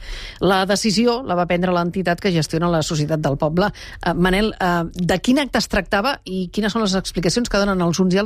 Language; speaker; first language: Catalan; native; Catalan